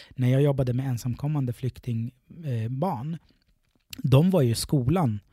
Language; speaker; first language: Swedish; early bilingual, other home language; Arabic